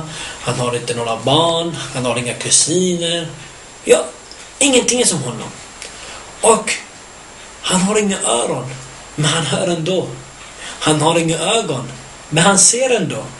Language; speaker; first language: Swedish; early bilingual, other home language; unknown